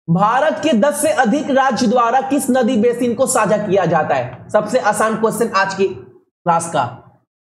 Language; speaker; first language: Hindi; native; Hindi